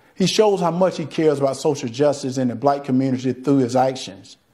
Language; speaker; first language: English; native; English